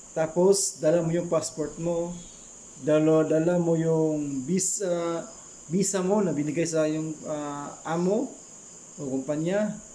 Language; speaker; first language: Filipino; non-native, local second language; Cebuano